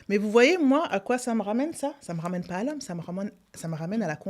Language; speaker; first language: French; native; French